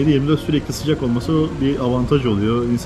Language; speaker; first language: Turkish; native; Turkish